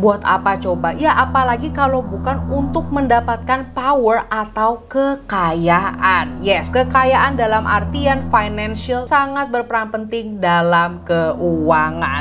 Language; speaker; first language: Indonesian; native; Indonesian